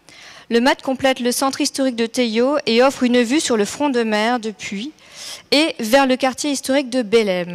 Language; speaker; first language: French; native; French